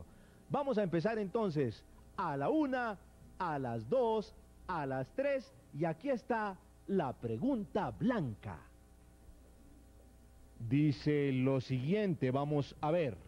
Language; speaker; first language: Spanish; native; Spanish